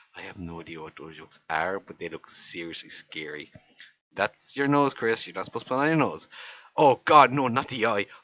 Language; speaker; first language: English; native; English